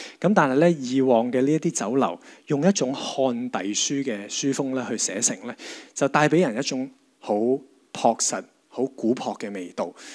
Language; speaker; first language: Cantonese; native; Cantonese